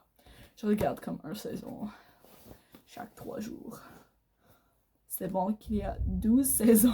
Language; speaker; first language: French; non-native, learner; English